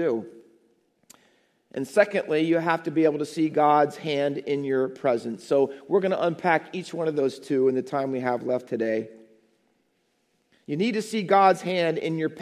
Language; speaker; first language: English; native; English